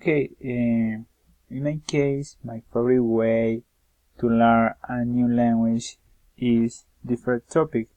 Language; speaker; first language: English; non-native, learner; Spanish